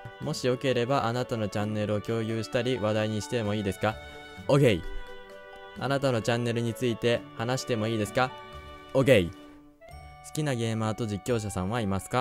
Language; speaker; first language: Japanese; native; Japanese